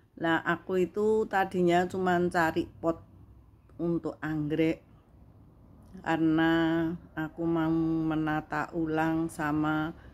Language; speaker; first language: Indonesian; non-native, local second language; Javanese